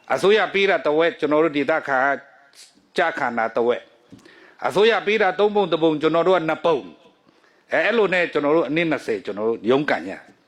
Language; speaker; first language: Burmese; non-native, local second language; Pa'o Karen